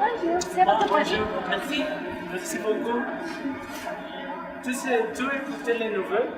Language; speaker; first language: French; non-native, learner; Spanish